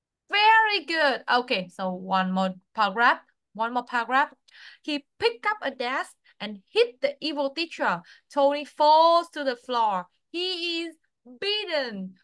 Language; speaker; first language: English; non-native, fluent; Vietnamese